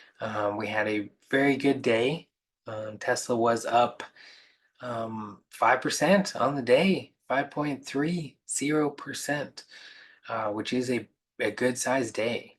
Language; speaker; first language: English; native; English